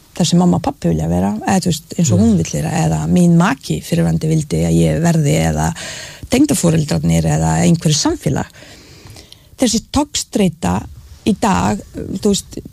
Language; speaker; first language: Icelandic; non-native, fluent; Bosnian